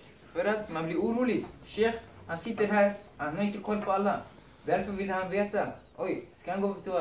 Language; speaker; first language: Swedish; non-native, fluent; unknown